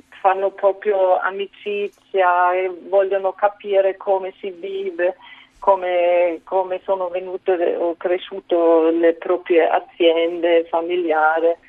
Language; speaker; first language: Italian; non-native, fluent; German